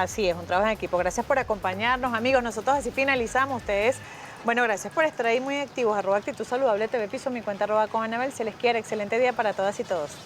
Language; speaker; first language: Spanish; native; Spanish